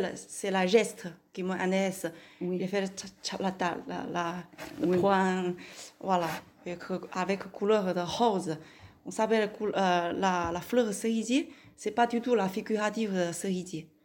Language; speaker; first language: French; non-native, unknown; Chinese